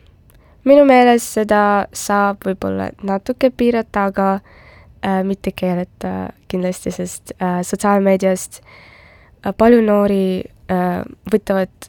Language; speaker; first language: Estonian; non-native, local second language; Russian